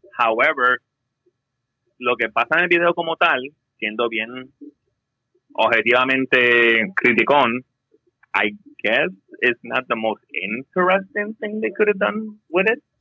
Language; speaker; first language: English; non-native, local second language; Spanish